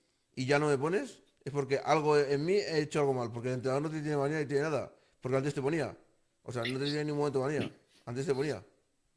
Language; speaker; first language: Spanish; native; Spanish